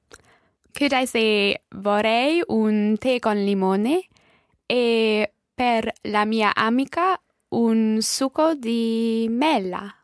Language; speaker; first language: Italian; non-native, learner; English